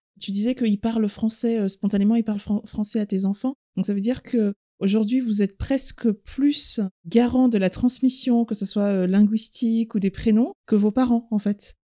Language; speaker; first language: French; native; French